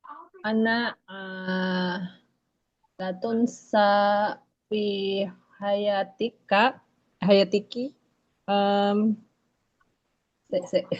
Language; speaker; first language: Arabic; non-native, learner; Indonesian